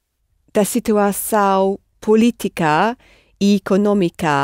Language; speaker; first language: Portuguese; non-native, learner; English